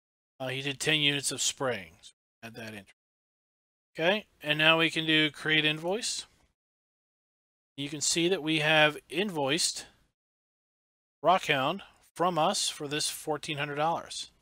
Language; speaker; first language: English; native; English